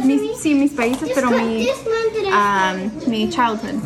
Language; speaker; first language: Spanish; early bilingual, heritage; Spanish